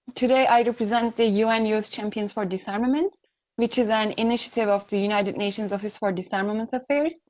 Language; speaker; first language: English; non-native, fluent; Turkish